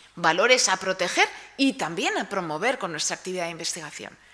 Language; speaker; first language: Spanish; native; Spanish